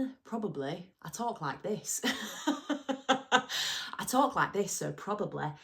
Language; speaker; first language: English; native; English